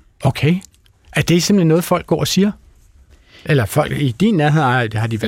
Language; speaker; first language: Danish; native; Danish